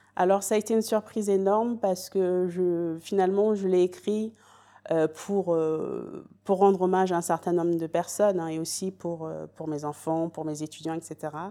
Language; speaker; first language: French; native; French